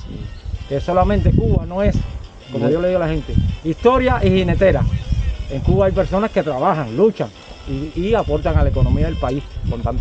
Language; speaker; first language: Spanish; native; Spanish